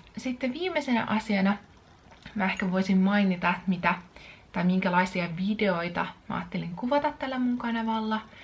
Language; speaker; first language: Finnish; early bilingual, other home language; Chinese